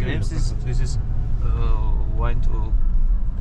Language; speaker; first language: English; non-native, learner; Georgian